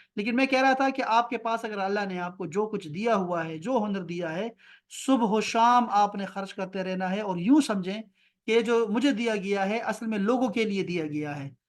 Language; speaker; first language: Urdu; non-native, local second language; Pashto